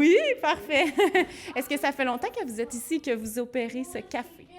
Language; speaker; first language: French; native; French